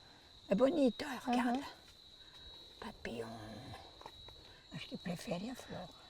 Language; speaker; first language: Portuguese; non-native, fluent; French